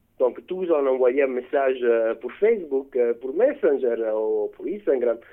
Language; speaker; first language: French; non-native, fluent; Italian